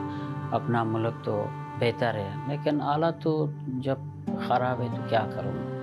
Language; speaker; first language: Hindi; non-native, learner; Persian